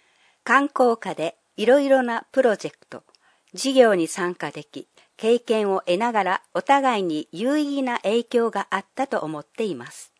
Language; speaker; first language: Japanese; non-native, fluent; English